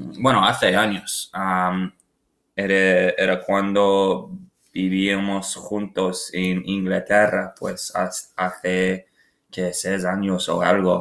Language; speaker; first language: Spanish; non-native, learner; English